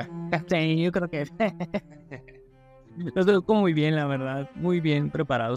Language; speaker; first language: Spanish; native; Spanish